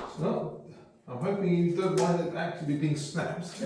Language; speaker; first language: English; native; English